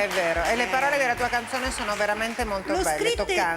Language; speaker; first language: Italian; native; Italian